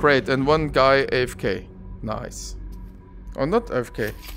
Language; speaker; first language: English; non-native, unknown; German